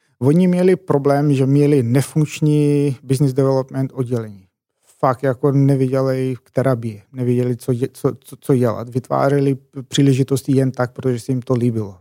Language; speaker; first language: Czech; non-native, fluent; Macedonian